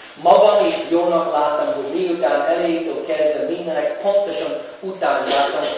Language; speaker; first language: Hungarian; native; Hungarian